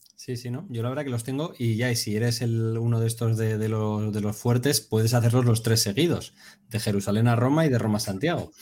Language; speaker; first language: Spanish; native; Spanish